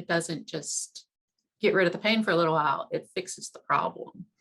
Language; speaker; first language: English; native; English